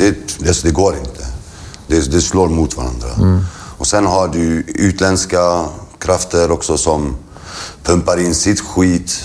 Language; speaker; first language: Swedish; early bilingual, other home language; Kurdish